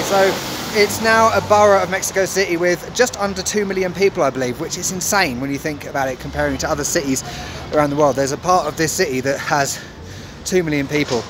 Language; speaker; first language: English; native; English